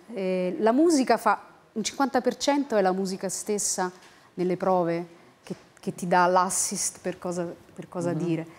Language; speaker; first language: Italian; native; Italian